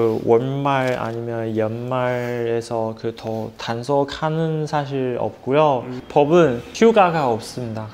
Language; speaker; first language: Korean; non-native, fluent; Chinese